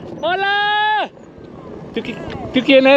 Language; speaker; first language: Spanish; native; Spanish